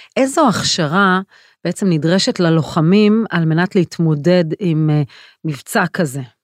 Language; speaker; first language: Hebrew; native; Hebrew